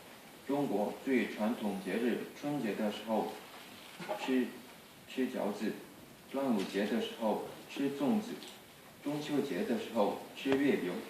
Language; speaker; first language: Chinese; non-native, fluent; Korean